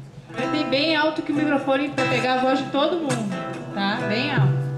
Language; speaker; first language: Portuguese; native; Portuguese